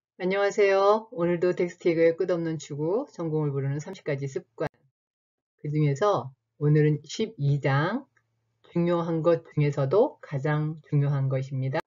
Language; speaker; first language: Korean; native; Korean